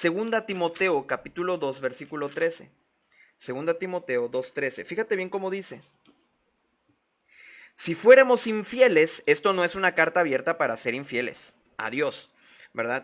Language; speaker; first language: Spanish; native; Spanish